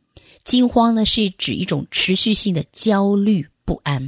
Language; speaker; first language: Chinese; native; Chinese